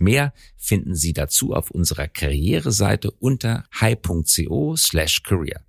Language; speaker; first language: German; native; German